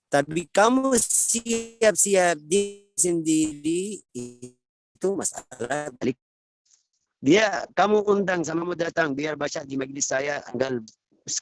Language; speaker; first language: Indonesian; non-native, learner; Arabic